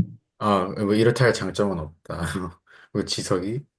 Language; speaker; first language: Korean; native; Korean